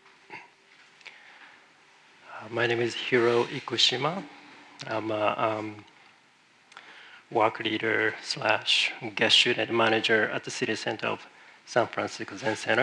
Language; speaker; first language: English; non-native, fluent; Japanese